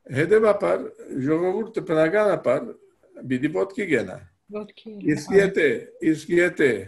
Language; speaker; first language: Armenian; native; Armenian